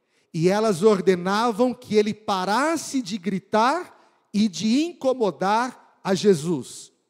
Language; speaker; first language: Portuguese; native; Portuguese